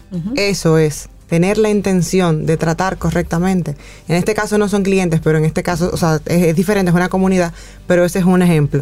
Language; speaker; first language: Spanish; native; Spanish